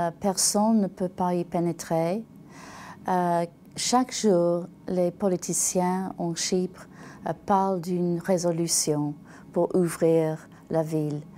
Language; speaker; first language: French; non-native, learner; English